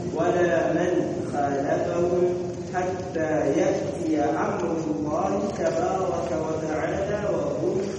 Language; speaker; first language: Arabic; non-native, fluent; Rundi